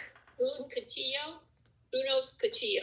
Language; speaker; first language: Spanish; non-native, learner; English